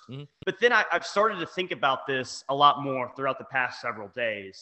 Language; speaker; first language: English; native; English